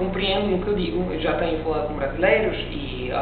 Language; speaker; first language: Portuguese; non-native, learner; Italian